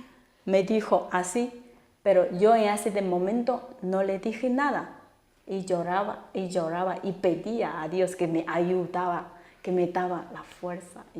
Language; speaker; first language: Spanish; non-native, fluent; Chinese